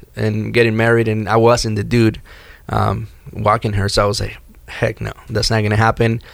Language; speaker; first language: English; early bilingual, other home language; Spanish